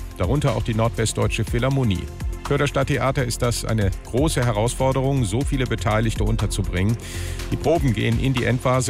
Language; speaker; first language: German; native; German